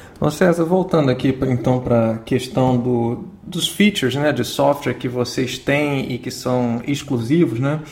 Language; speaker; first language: Portuguese; native; Portuguese